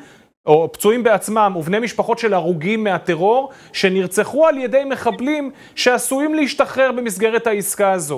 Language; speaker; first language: Hebrew; native; Hebrew